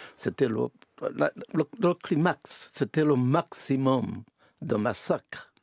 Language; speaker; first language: French; non-native, local second language; Kinyarwanda